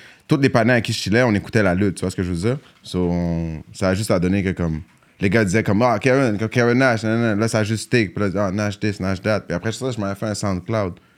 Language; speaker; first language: French; native; French